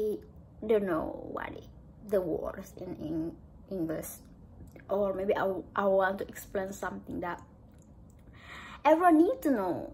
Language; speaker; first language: English; non-native, learner; Indonesian